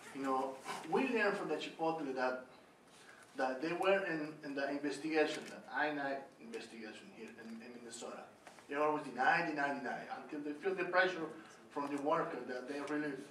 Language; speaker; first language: English; non-native, learner; Spanish